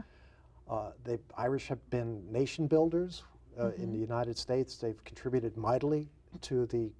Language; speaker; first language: English; native; English